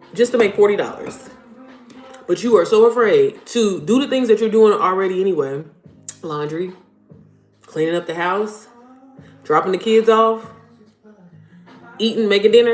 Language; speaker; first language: English; native; English